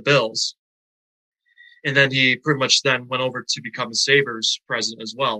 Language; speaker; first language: English; native; English